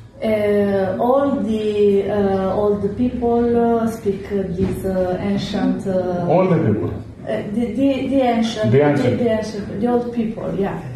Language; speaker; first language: English; non-native, learner; Italian